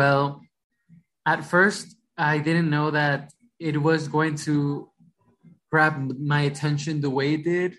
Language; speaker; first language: English; early bilingual, other home language; Spanish